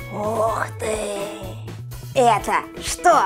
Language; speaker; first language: Russian; native; Russian